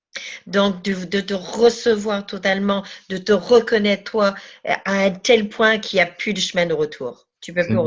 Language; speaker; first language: French; native; French